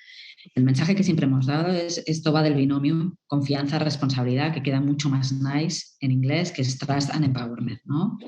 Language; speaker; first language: Spanish; native; Spanish